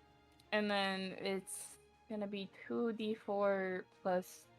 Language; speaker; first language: English; native; English